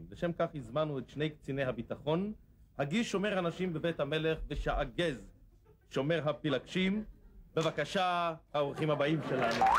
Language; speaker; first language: Hebrew; native; Hebrew